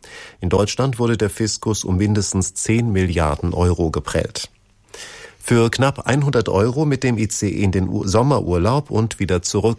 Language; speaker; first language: German; native; German